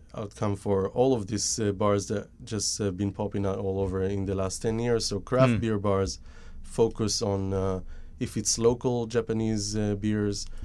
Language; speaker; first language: English; non-native, fluent; Hebrew